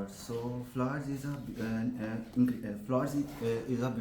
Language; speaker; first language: English; non-native, learner; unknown